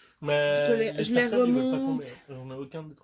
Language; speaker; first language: French; native; French